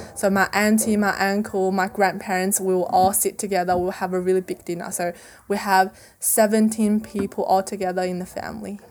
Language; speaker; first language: English; non-native, fluent; Chinese